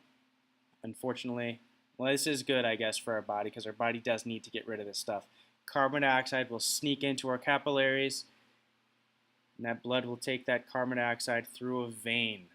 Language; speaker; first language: English; native; English